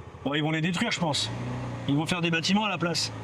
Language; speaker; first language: French; native; French